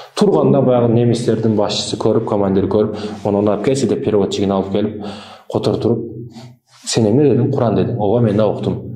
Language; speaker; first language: Kyrgyz; native; Kyrgyz